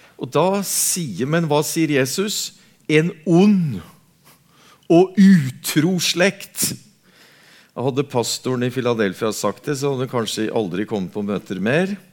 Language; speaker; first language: Norwegian; native; Norwegian